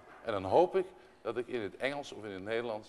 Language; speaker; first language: Dutch; native; Dutch